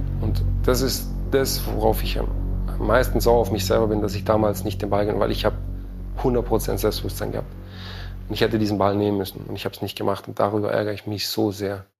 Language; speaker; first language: German; native; German